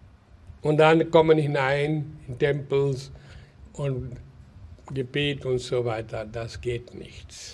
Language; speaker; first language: German; non-native, learner; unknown